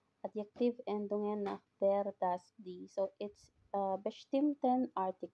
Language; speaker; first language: German; non-native, fluent; Filipino